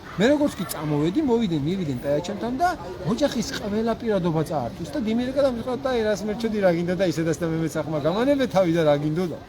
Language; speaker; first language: Georgian; native; Georgian